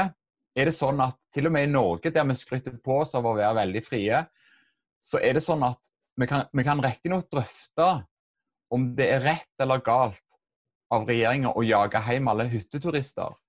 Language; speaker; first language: Norwegian; native; Norwegian